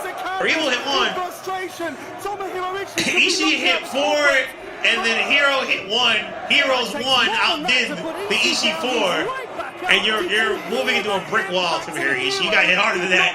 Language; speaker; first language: English; native; English